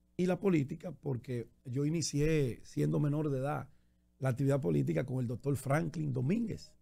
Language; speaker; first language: Spanish; native; Spanish